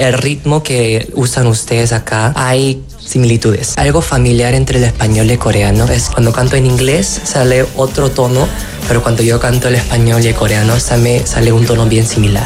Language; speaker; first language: Spanish; non-native, fluent; Korean